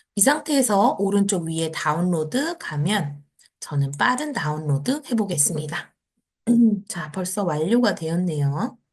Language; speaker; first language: Korean; native; Korean